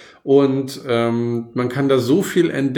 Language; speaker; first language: German; native; German